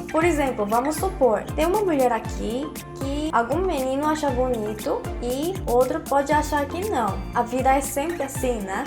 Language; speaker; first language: Portuguese; non-native, fluent; Korean